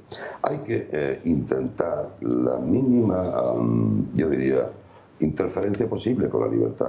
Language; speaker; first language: Spanish; native; Spanish